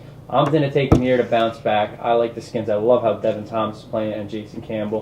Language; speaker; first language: English; native; English